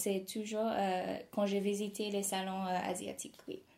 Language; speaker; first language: French; non-native, fluent; English